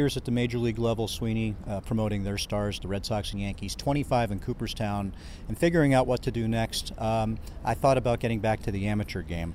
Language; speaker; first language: English; native; English